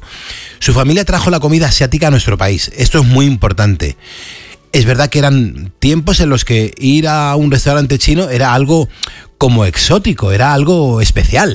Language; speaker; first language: Spanish; native; Spanish